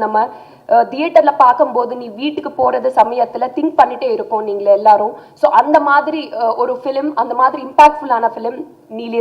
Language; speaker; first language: Tamil; non-native, learner; Telugu